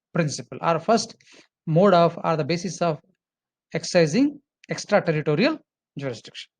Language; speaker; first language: English; non-native, local second language; Kannada